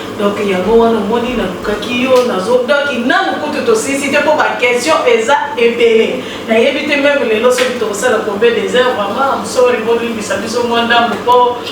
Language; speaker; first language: Lingala; native; Lingala